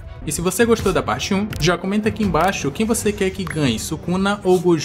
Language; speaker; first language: Portuguese; native; Portuguese